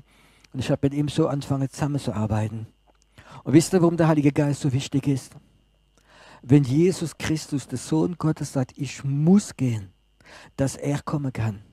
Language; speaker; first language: German; non-native, fluent; French